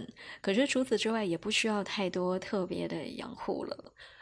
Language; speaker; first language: Chinese; native; Chinese